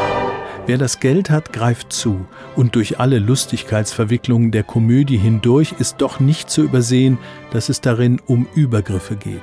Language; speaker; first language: German; native; German